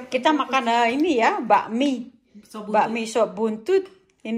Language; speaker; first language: Indonesian; native; Indonesian